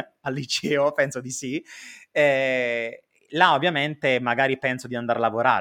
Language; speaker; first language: Italian; native; Italian